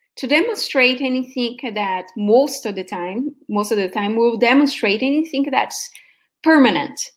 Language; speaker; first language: English; non-native, fluent; Portuguese